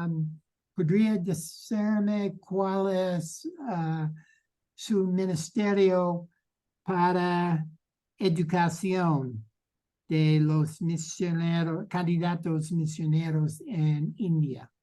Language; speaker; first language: Spanish; non-native, learner; English